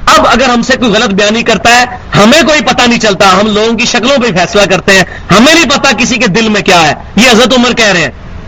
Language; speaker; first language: Urdu; non-native, local second language; Punjabi